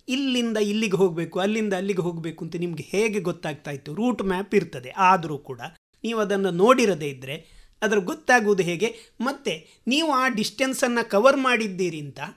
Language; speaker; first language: Kannada; native; Kannada